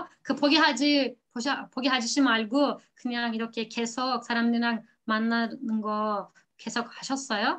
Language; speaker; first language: Korean; non-native, learner; Turkish